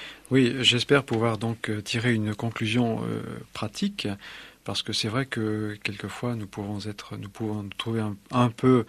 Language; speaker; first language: French; native; French